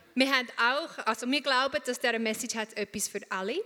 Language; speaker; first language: German; non-native, fluent; English